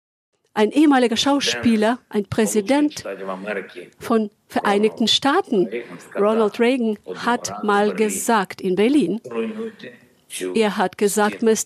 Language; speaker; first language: German; non-native, fluent; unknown